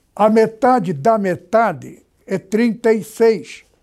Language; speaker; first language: Portuguese; native; Portuguese